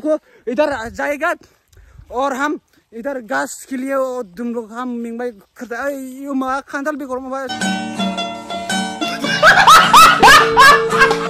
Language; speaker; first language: Hindi; non-native, local second language; Bodo